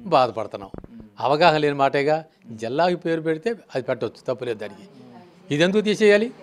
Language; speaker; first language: Telugu; native; Telugu